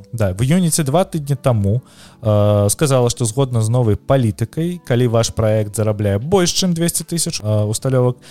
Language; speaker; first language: Belarusian; non-native, local second language; Russian